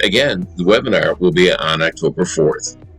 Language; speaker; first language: English; native; English